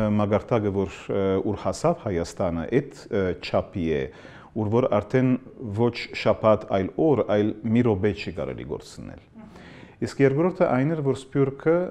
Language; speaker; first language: Armenian; early bilingual, heritage; Armenian